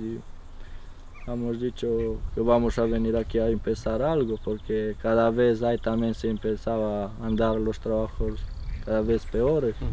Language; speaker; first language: Spanish; non-native, fluent; Romanian